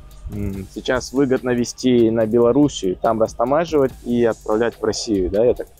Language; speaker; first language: Russian; native; Russian